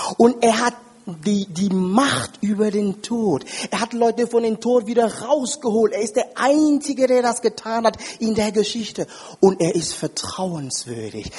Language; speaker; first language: German; non-native, fluent; French